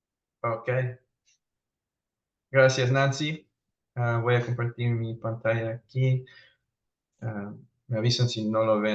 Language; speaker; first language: Spanish; early bilingual, heritage; Spanish